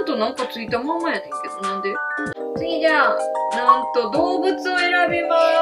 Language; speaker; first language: Japanese; native; Japanese